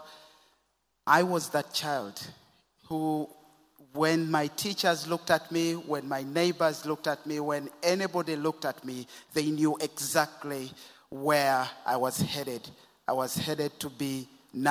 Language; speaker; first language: English; non-native, local second language; Ganda